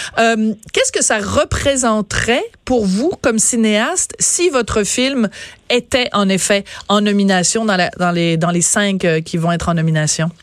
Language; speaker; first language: French; native; French